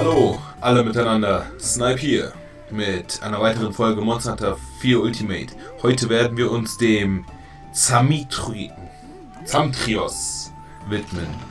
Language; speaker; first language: German; native; German